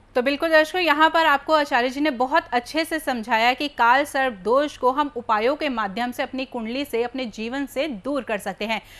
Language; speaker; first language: Hindi; native; Hindi